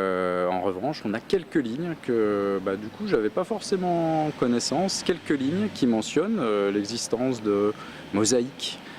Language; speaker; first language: French; native; French